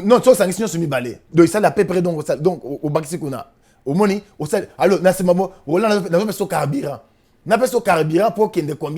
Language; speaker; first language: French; non-native, local second language; Lingala